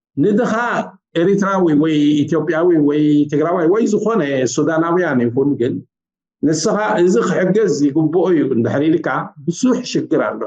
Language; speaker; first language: Tigrinya; native; Tigrinya